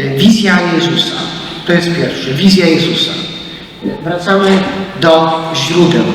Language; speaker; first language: Polish; native; Polish